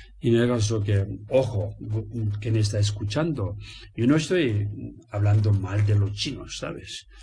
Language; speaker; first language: Spanish; non-native, learner; Tibetan